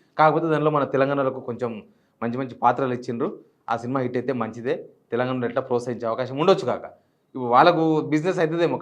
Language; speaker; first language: Telugu; native; Telugu